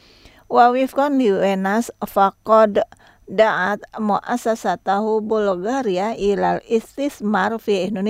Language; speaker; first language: Arabic; non-native, learner; Indonesian